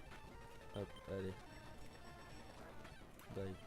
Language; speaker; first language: French; native; French